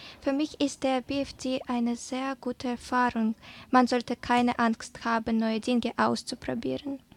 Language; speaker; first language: German; non-native, fluent; Ukrainian